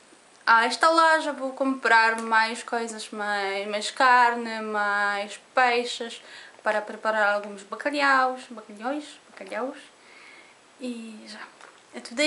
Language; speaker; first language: Portuguese; non-native, learner; Polish